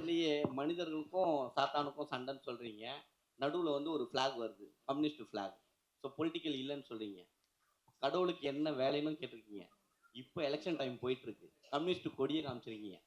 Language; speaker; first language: Tamil; native; Tamil